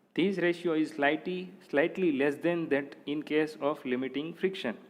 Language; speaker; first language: English; non-native, local second language; Gujarati